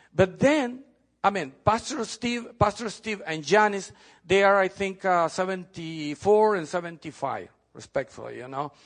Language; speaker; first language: English; non-native, fluent; Spanish